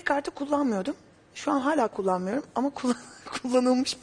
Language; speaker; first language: Turkish; native; Turkish